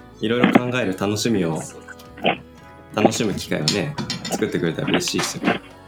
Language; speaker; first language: Japanese; native; Japanese